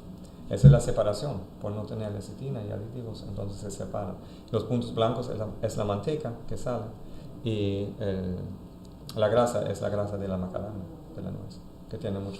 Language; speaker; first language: Spanish; non-native, fluent; German